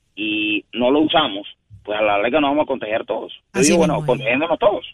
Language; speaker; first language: Spanish; native; Spanish